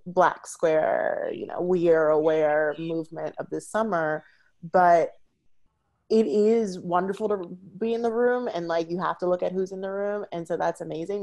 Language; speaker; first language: English; native; English